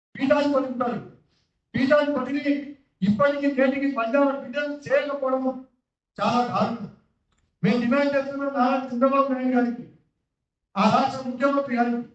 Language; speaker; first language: Telugu; non-native, local second language; Lambadi